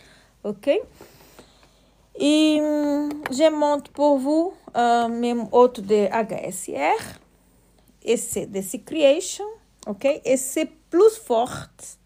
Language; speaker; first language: French; non-native, learner; Portuguese